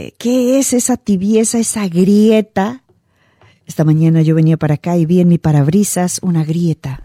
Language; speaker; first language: Spanish; native; Spanish